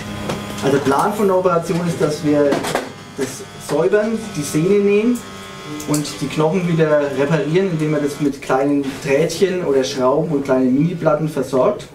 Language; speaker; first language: German; native; German